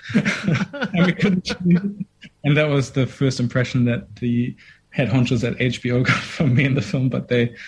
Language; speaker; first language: English; non-native, fluent; German